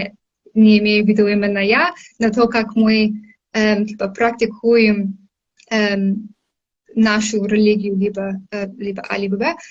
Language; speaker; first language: Russian; non-native, fluent; English